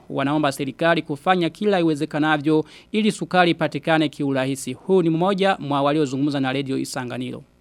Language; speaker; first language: Swahili; non-native, local second language; Rundi